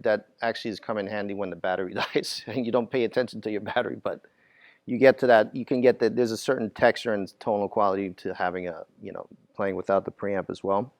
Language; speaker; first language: English; native; English